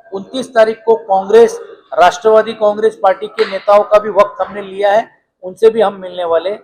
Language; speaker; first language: Hindi; non-native, local second language; Marathi